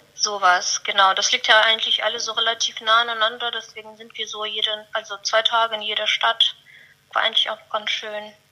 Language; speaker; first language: German; non-native, fluent; Russian